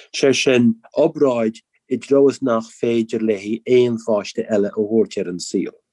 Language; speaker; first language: Irish; native; Irish